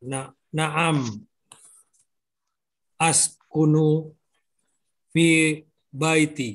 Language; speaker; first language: Arabic; non-native, learner; Indonesian